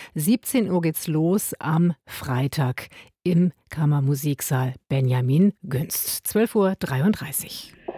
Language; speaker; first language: German; native; German